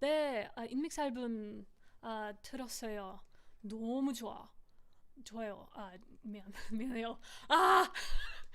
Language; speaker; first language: Korean; non-native, learner; English